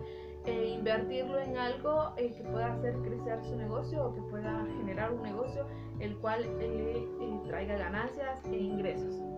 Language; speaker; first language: Spanish; native; Spanish